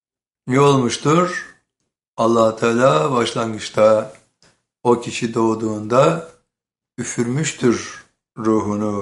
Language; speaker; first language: Turkish; native; Turkish